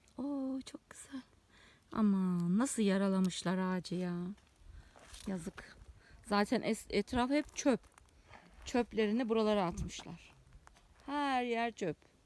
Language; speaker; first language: Turkish; native; Turkish